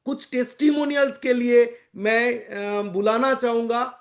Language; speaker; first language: Hindi; non-native, local second language; Bangla